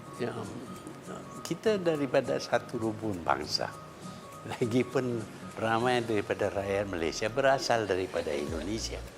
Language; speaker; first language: Malay; native; Malay